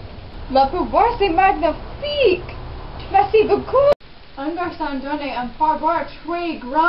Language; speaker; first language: French; non-native, learner; English